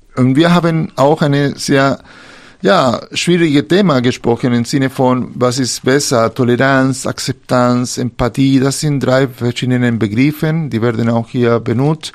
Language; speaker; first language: German; non-native, fluent; Spanish